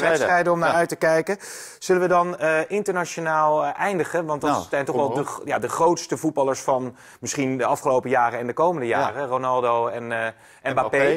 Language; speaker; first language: Dutch; native; Dutch